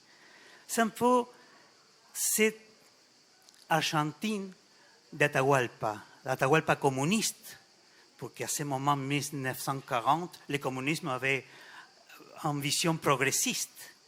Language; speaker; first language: French; non-native, fluent; Spanish